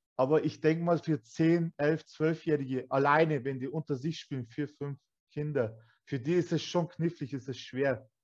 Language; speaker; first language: German; early bilingual, other home language; Turkish